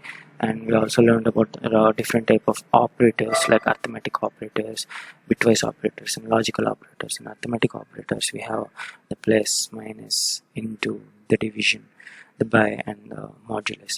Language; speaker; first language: English; non-native, local second language; Telugu